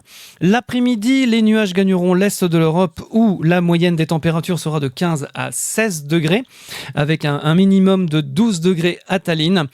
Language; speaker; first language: French; native; French